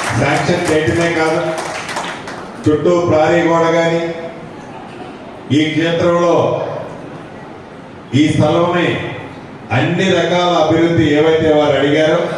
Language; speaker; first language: Telugu; native; Telugu